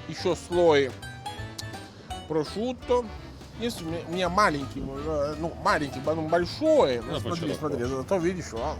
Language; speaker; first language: Russian; non-native, fluent; Italian